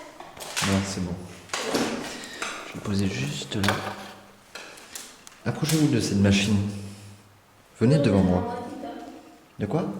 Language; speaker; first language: French; native; French